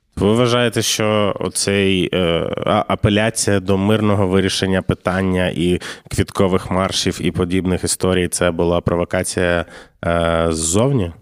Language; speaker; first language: Ukrainian; native; Ukrainian